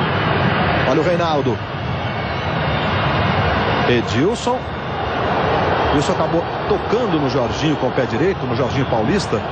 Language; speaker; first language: Portuguese; native; Portuguese